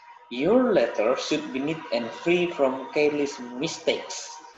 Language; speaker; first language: English; non-native, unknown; Indonesian